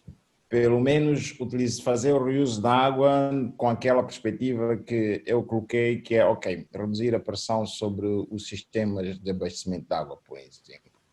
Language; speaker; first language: Portuguese; native; Portuguese